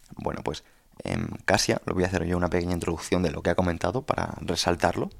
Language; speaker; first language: Spanish; native; Spanish